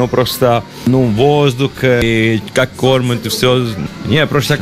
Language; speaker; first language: Russian; non-native, learner; Italian